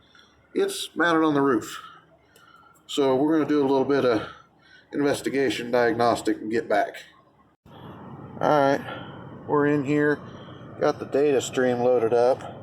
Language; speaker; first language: English; native; English